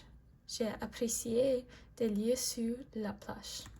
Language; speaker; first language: French; non-native, learner; English